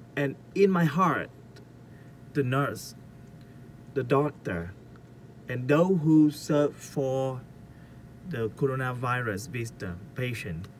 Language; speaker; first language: English; non-native, learner; Vietnamese